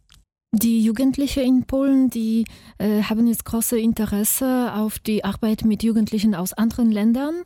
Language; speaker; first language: German; non-native, fluent; Polish